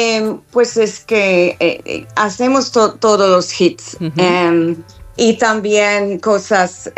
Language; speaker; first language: Spanish; non-native, learner; English